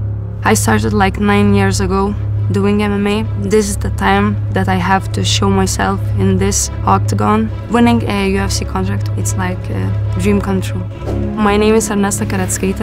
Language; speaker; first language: English; non-native, fluent; Lithuanian